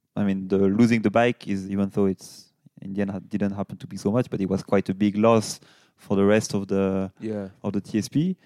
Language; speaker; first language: English; non-native, fluent; French